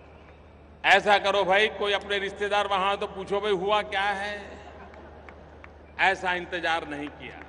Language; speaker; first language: Hindi; non-native, local second language; Gujarati